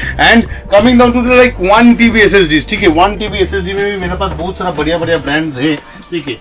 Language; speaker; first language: Hindi; non-native, local second language; Bangla